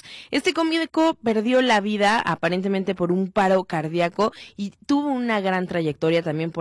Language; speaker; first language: Spanish; native; Spanish